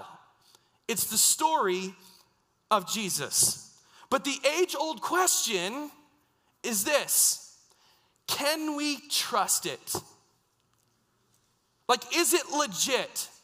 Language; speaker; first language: English; native; English